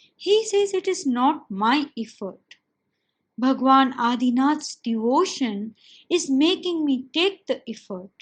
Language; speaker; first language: English; non-native, local second language; Hindi